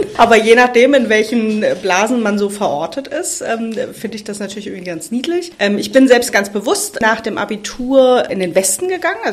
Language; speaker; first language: German; native; German